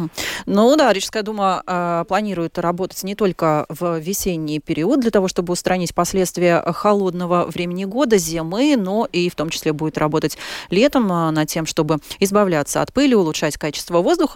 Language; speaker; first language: Russian; native; Russian